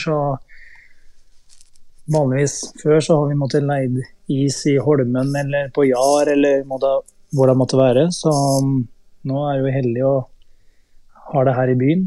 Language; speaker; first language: Norwegian; native; Norwegian